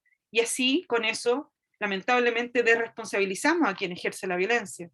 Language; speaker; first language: Spanish; native; Spanish